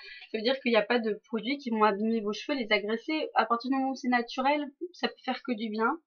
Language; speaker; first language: French; native; French